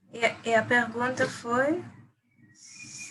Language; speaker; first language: Portuguese; non-native, fluent; Hebrew